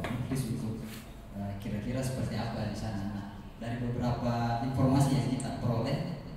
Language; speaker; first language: Indonesian; native; Indonesian